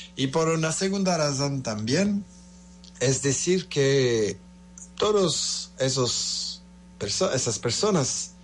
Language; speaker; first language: Spanish; non-native, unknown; French